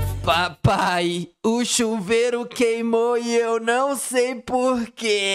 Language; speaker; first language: Portuguese; native; Portuguese